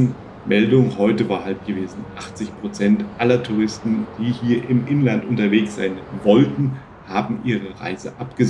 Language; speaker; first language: German; native; German